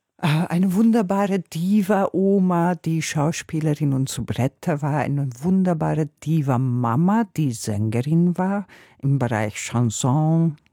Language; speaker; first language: German; non-native, fluent; Hungarian